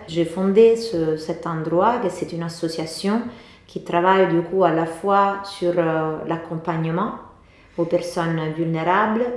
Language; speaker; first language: French; non-native, fluent; Italian